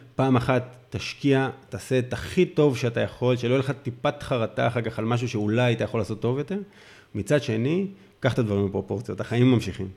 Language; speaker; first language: Hebrew; native; Hebrew